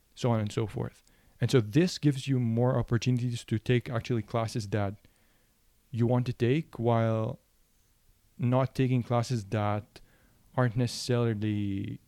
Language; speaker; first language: English; non-native, fluent; Arabic